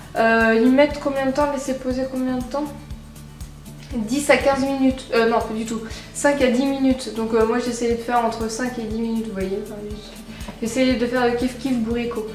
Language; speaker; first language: French; native; French